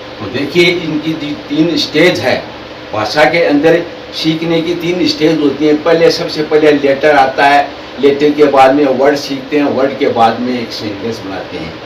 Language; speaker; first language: Hindi; native; Hindi